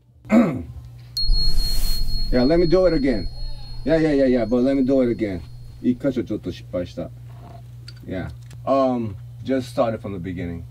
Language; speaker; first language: English; non-native, fluent; Japanese